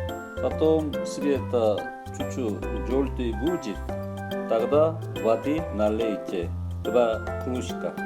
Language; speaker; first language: Russian; non-native, learner; Korean